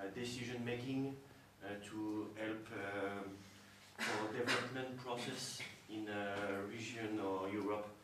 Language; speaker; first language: English; non-native, fluent; French